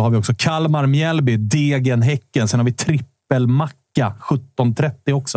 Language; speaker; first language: Swedish; native; Swedish